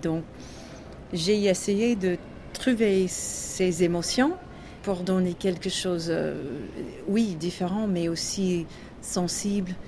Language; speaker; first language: French; non-native, learner; English